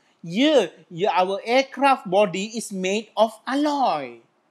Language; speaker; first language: English; non-native, local second language; Malay